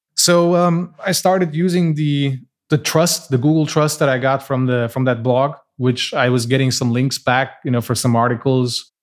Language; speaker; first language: English; non-native, fluent; Portuguese